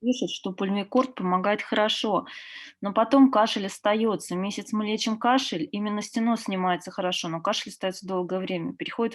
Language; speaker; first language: Russian; native; Russian